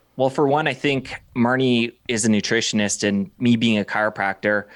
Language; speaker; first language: English; native; English